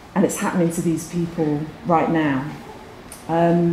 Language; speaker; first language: English; native; English